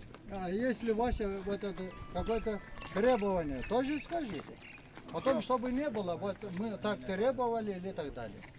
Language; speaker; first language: Russian; non-native, local second language; Tajik